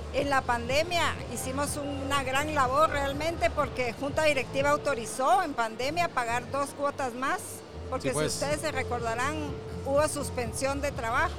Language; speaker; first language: Spanish; native; Spanish